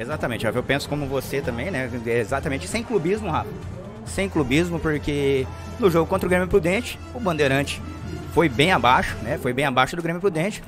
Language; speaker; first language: Portuguese; native; Portuguese